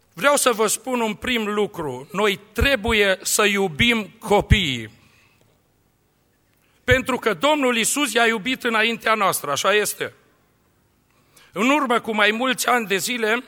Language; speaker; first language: Romanian; native; Romanian